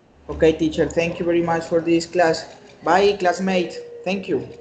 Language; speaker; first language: English; non-native, learner; Spanish